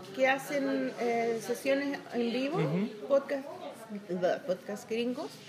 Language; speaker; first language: Spanish; native; Spanish